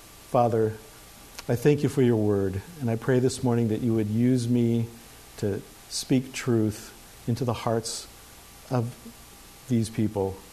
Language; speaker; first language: English; native; English